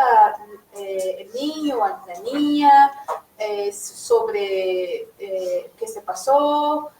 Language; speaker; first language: Spanish; non-native, learner; Portuguese